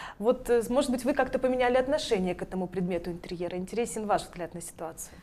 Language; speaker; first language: Russian; native; Russian